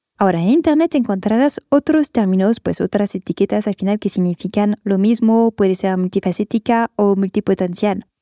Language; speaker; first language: Spanish; non-native, fluent; French